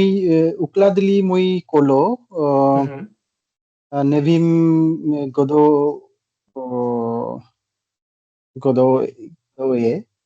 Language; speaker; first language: Czech; non-native, learner; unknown